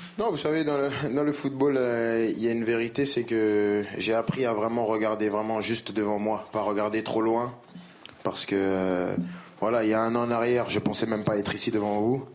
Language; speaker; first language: French; native; French